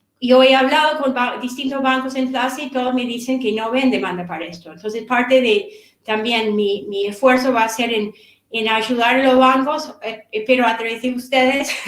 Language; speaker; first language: Spanish; non-native, fluent; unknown